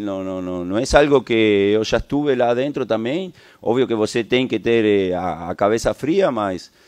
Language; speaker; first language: Portuguese; non-native, fluent; Spanish